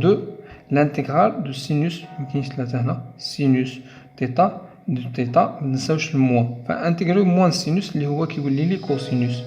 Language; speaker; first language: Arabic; native; Arabic